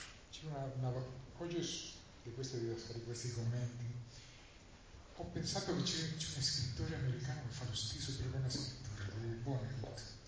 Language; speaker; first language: Italian; non-native, fluent; Spanish